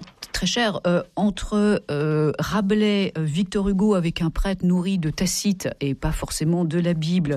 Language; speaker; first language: French; native; French